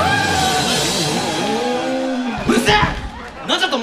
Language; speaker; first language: Japanese; native; Japanese